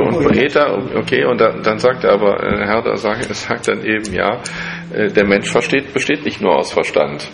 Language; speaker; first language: German; non-native, fluent; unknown